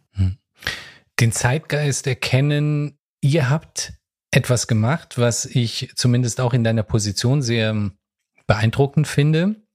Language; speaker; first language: German; native; German